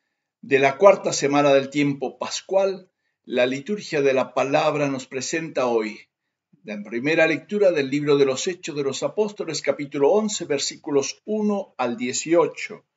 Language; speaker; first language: Spanish; native; Spanish